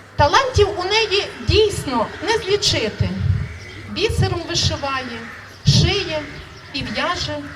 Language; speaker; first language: Ukrainian; native; Ukrainian